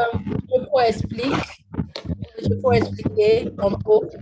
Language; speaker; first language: French; non-native, learner; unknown